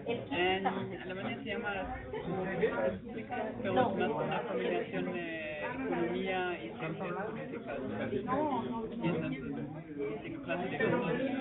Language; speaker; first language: Spanish; non-native, fluent; German